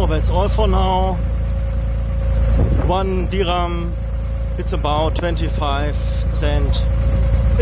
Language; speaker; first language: English; non-native, fluent; German